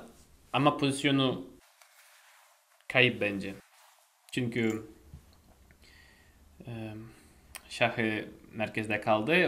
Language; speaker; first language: Turkish; non-native, fluent; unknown